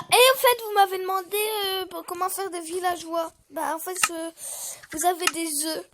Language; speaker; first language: French; native; French